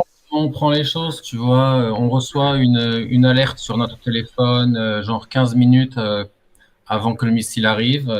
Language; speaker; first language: French; native; French